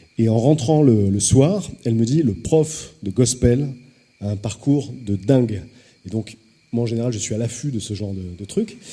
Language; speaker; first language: French; native; French